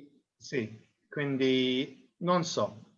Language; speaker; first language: Italian; non-native, learner; English